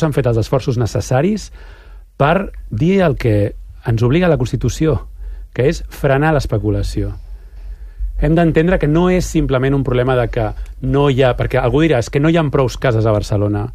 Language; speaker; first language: Catalan; native; Catalan